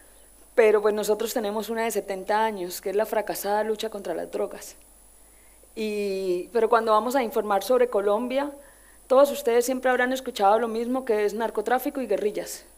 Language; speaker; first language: Spanish; native; Spanish